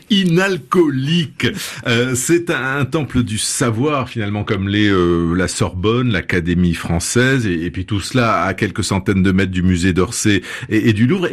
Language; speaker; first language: French; native; French